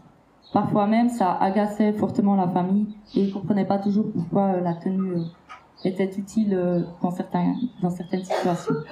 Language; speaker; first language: French; native; French